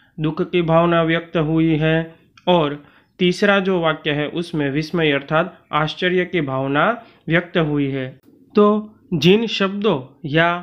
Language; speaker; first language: Hindi; non-native, local second language; Gujarati